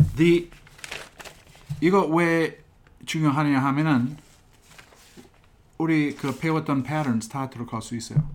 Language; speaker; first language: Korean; non-native, fluent; English